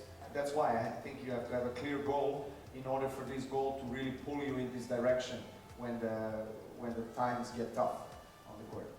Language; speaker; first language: English; non-native, fluent; Serbian